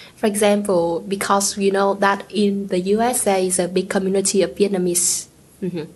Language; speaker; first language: English; non-native, learner; Vietnamese